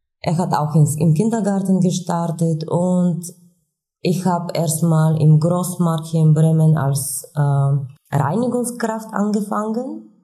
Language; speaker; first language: German; non-native, fluent; Bulgarian